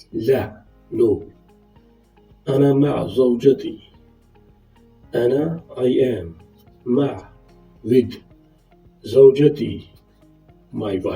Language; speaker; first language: Arabic; non-native, fluent; Urdu